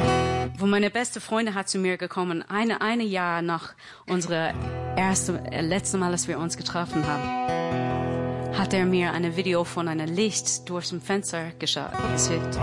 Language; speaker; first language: German; non-native, learner; English